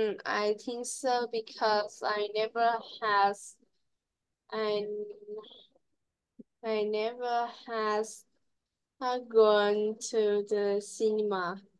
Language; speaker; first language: English; non-native, learner; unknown